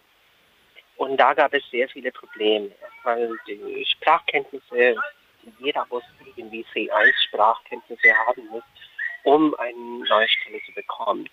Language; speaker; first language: German; non-native, fluent; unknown